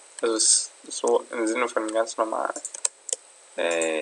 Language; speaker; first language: German; native; German